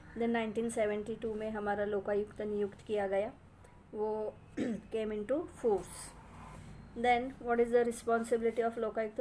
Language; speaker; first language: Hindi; non-native, local second language; Marathi